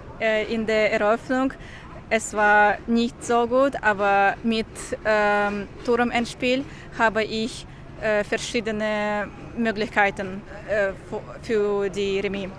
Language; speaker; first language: German; non-native, learner; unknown